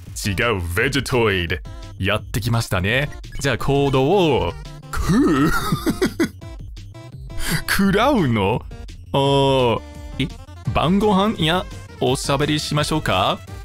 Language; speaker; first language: Japanese; non-native, fluent; English